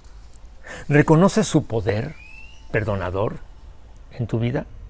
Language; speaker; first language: Spanish; native; Spanish